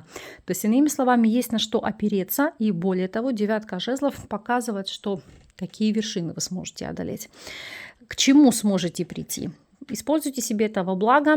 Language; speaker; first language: Russian; native; Russian